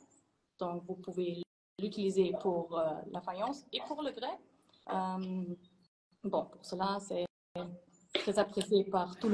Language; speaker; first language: French; non-native, fluent; German